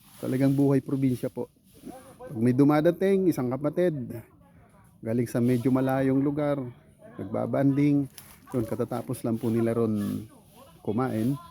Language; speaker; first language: Filipino; non-native, local second language; Bikol